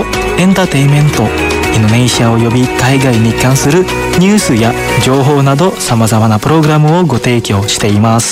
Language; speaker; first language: Japanese; non-native, fluent; Indonesian